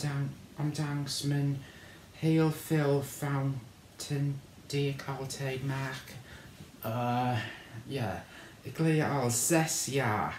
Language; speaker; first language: Dutch; non-native, learner; English